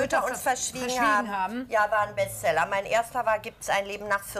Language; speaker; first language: German; native; German